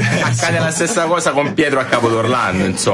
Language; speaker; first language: Italian; native; Italian